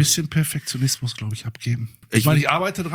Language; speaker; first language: German; native; German